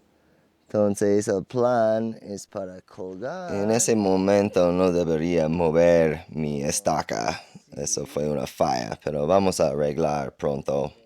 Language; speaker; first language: Spanish; non-native, learner; English